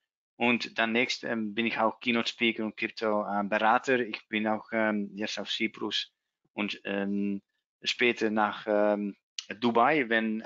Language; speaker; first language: German; non-native, learner; Dutch